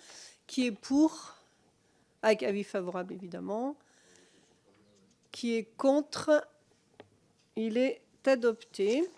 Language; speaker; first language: French; native; French